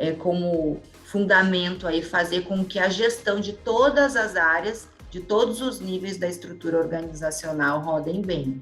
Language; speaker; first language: Portuguese; native; Portuguese